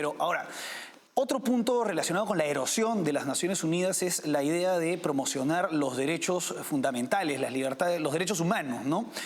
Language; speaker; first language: Spanish; native; Spanish